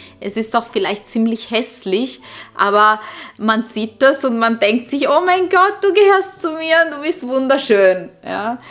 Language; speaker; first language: German; non-native, fluent; Italian